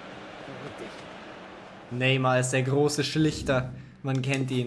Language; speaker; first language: German; native; German